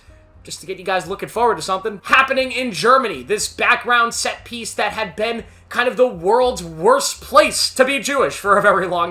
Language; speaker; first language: English; native; English